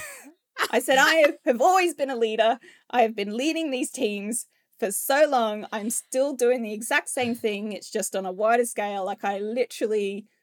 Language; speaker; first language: English; native; English